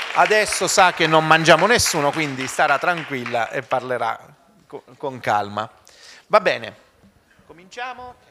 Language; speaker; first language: Italian; native; Italian